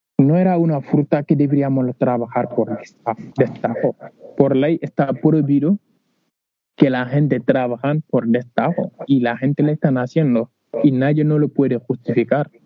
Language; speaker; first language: Spanish; non-native, learner; Wolof